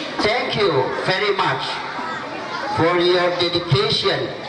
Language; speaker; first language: English; non-native, learner; Indonesian